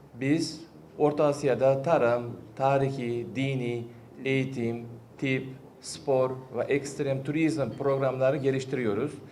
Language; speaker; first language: Turkish; non-native, learner; Uzbek